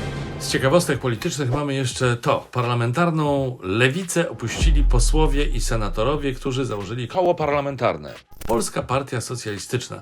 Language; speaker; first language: Polish; native; Polish